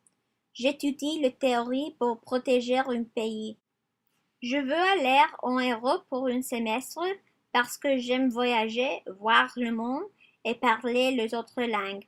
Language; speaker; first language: French; non-native, learner; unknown